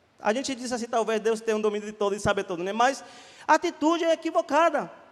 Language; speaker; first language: Portuguese; non-native, fluent; Spanish